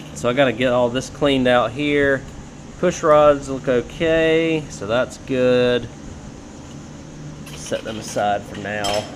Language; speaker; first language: English; native; English